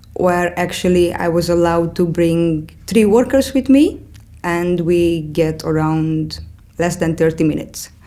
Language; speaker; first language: English; non-native, fluent; Romanian